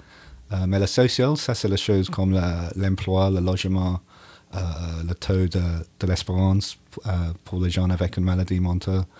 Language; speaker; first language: French; non-native, learner; English